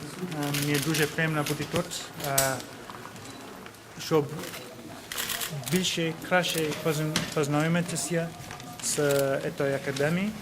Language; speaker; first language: Ukrainian; non-native, learner; English